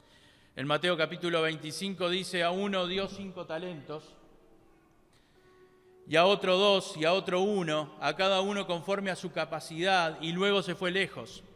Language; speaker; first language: Spanish; native; Spanish